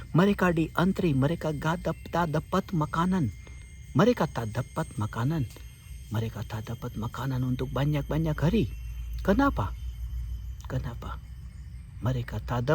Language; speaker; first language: Indonesian; non-native, fluent; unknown